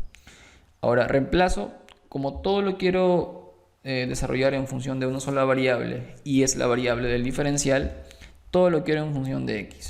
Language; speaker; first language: Spanish; native; Spanish